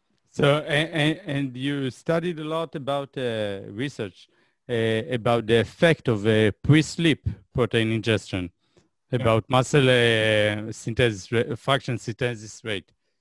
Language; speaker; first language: English; non-native, fluent; Hebrew